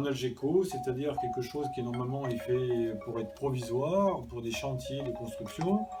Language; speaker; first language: French; native; French